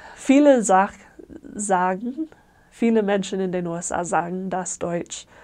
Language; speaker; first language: German; non-native, fluent; English